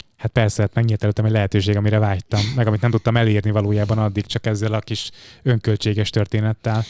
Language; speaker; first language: Hungarian; native; Hungarian